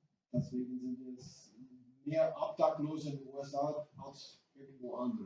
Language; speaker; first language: German; non-native, fluent; English